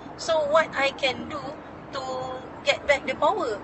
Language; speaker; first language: English; non-native, local second language; Malay